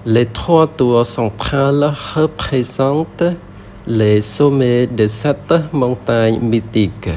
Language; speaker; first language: French; non-native, learner; Khmer